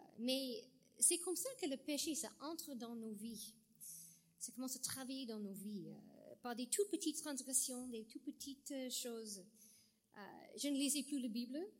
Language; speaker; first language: French; non-native, fluent; English